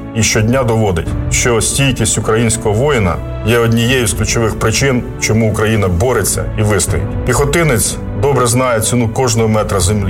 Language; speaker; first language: Ukrainian; native; Ukrainian